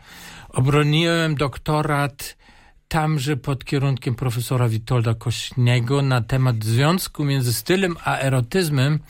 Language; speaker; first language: Polish; non-native, fluent; German